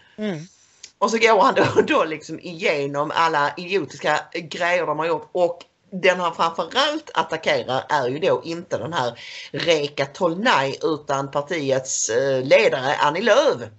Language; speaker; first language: Swedish; native; Swedish